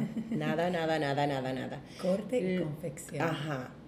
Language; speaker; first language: Spanish; native; Spanish